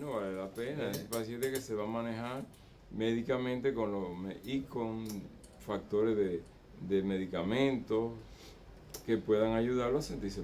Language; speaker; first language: Spanish; native; Spanish